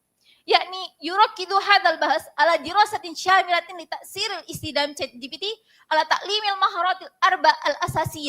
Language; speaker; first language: Arabic; non-native, learner; Indonesian